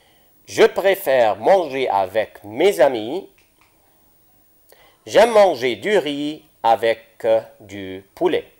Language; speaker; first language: French; non-native, fluent; Arabic